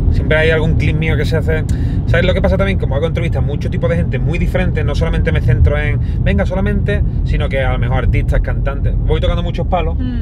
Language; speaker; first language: Spanish; native; Spanish